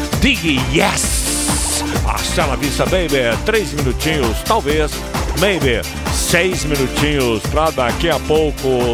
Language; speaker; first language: Portuguese; native; Portuguese